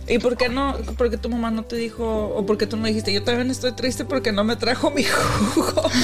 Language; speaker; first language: Spanish; early bilingual, heritage; Spanish